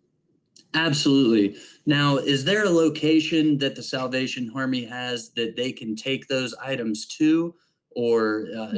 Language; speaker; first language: English; native; English